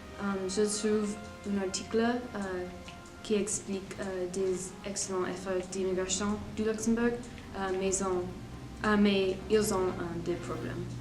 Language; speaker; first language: French; non-native, learner; English